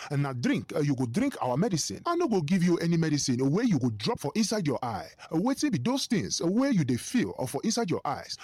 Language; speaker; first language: Nigerian Pidgin; non-native, local second language; Igbo